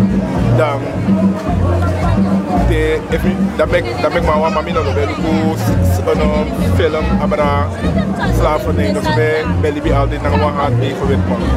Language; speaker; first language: Dutch; non-native, local second language; Sranan Tongo